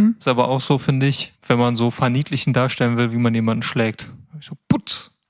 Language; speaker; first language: German; native; German